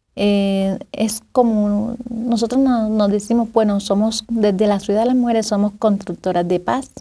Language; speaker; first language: Spanish; native; Spanish